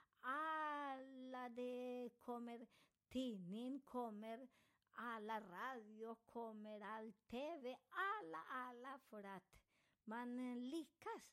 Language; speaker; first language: Swedish; non-native, learner; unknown